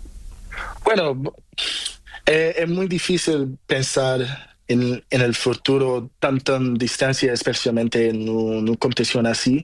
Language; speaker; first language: Spanish; non-native, learner; Portuguese